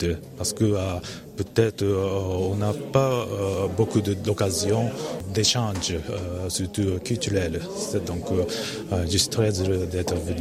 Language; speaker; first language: French; non-native, fluent; Japanese